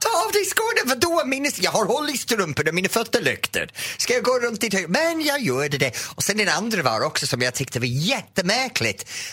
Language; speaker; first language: Swedish; non-native, fluent; English